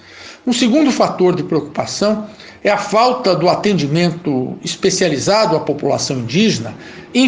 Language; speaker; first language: Portuguese; native; Portuguese